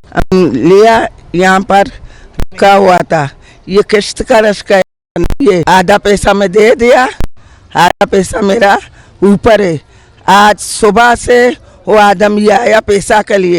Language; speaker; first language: Hindi; non-native, local second language; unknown